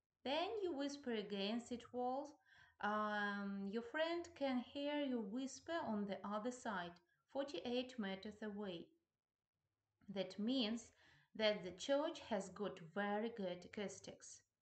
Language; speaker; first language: English; non-native, fluent; Ukrainian